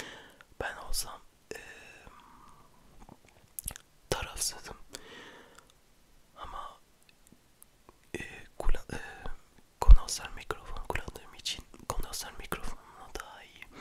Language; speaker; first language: Turkish; early bilingual, heritage; French